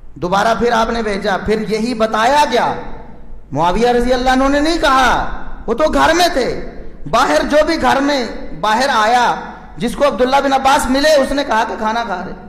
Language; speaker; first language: Urdu; non-native, local second language; Punjabi